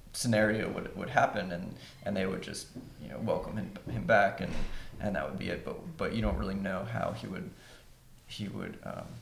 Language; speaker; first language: English; native; English